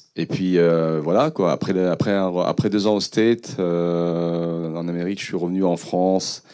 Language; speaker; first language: French; early bilingual, other home language; Khmer